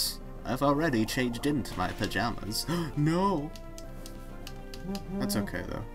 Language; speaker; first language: English; native; English